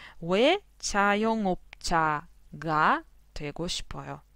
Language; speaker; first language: Korean; non-native, fluent; Russian